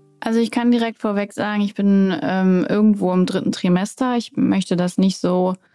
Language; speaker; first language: German; native; German